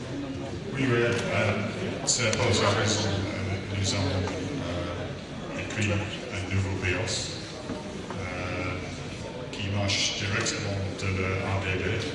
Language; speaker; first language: French; non-native, learner; English